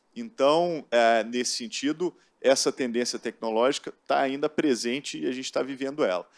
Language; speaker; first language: Portuguese; native; Portuguese